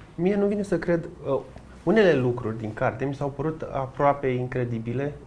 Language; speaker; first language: Romanian; native; Romanian